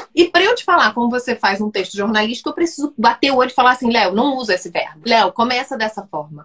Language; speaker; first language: Portuguese; native; Portuguese